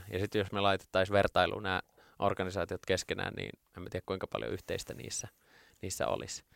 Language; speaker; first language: Finnish; native; Finnish